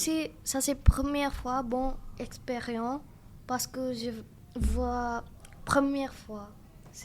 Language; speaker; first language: French; non-native, learner; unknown